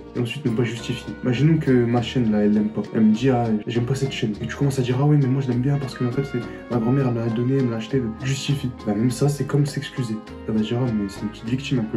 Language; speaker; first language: French; native; French